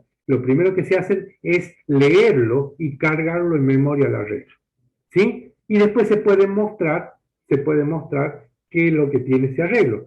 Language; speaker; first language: Spanish; native; Spanish